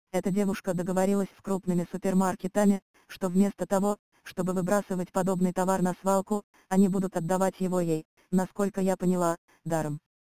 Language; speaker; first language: Russian; native; Russian